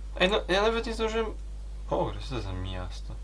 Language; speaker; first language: Polish; native; Polish